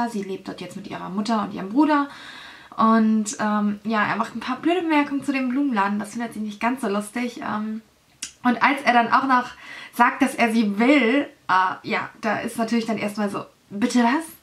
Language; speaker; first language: German; native; German